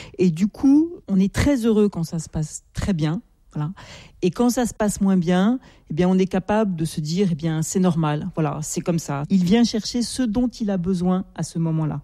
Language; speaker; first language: French; native; French